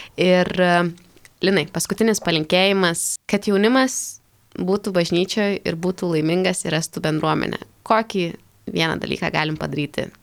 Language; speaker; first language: Lithuanian; native; Lithuanian